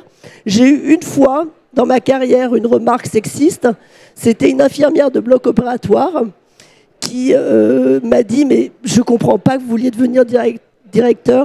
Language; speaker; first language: French; native; French